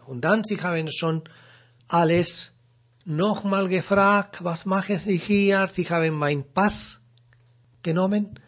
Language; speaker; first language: German; non-native, learner; Spanish